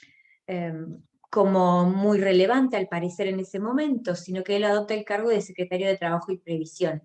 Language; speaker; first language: Spanish; native; Spanish